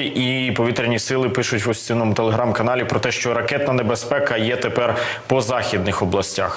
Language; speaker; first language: Ukrainian; native; Ukrainian